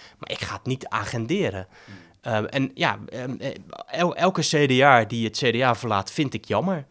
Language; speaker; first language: Dutch; native; Dutch